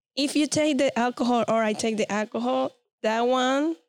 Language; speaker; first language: English; non-native, learner; Spanish